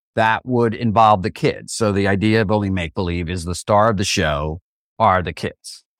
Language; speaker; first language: English; native; English